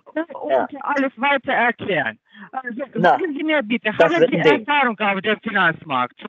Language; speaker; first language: German; non-native, learner; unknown